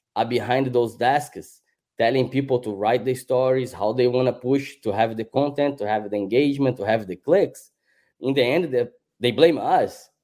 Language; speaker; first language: English; non-native, fluent; Portuguese